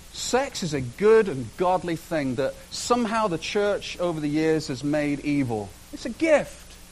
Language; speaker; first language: English; native; English